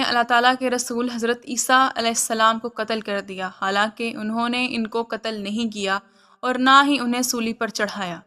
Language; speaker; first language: Urdu; native; Urdu